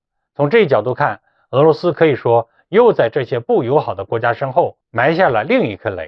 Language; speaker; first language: Chinese; native; Chinese